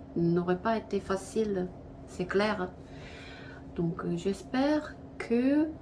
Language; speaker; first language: French; non-native, learner; Korean